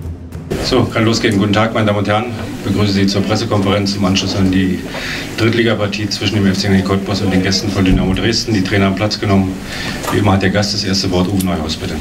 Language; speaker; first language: German; native; German